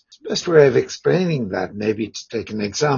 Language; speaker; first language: English; native; English